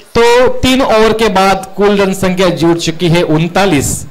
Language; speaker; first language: Hindi; non-native, local second language; Marathi